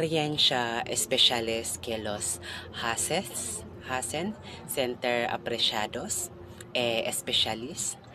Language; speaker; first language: Spanish; non-native, learner; Cebuano